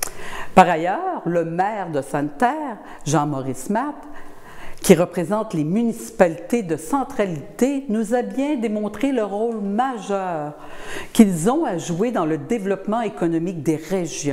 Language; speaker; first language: French; native; French